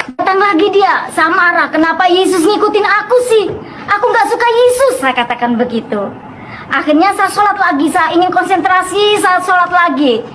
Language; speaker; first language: Indonesian; non-native, local second language; Madurese